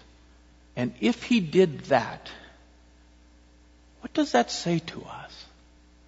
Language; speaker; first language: English; native; English